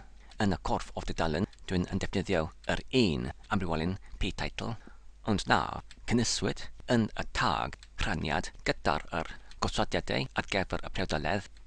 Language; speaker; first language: Welsh; non-native, fluent; English